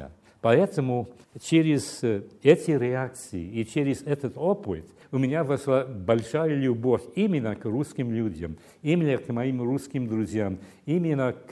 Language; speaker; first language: Russian; non-native, fluent; English